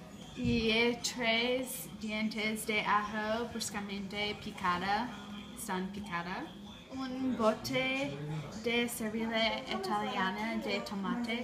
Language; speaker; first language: Spanish; non-native, learner; English